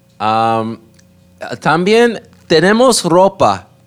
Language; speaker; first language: Spanish; non-native, learner; English